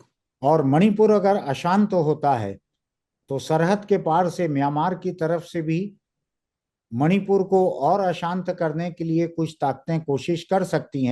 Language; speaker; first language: Hindi; native; Hindi